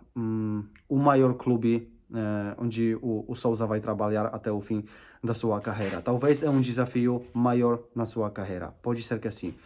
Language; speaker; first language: Portuguese; non-native, fluent; Polish